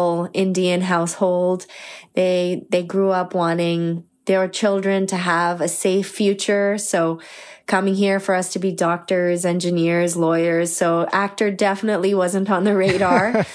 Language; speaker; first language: English; native; English